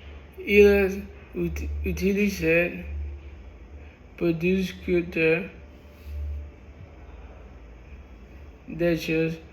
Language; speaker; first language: French; non-native, learner; Spanish